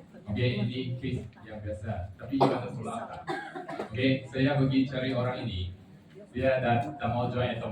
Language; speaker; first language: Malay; non-native, local second language; Chinese